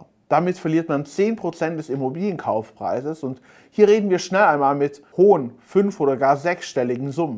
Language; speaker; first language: German; native; German